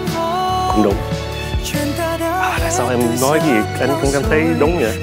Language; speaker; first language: Vietnamese; early bilingual, heritage; Vietnamese